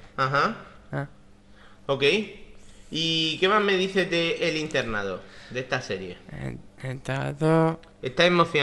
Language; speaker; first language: Spanish; native; Spanish